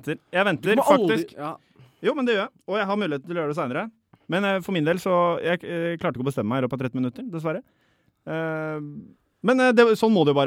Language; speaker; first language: Norwegian; native; Norwegian